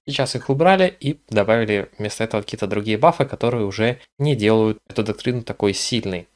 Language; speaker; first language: Russian; native; Russian